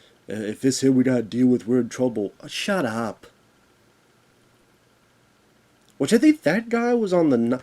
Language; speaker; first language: English; native; English